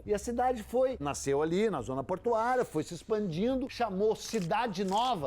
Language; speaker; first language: Portuguese; native; Portuguese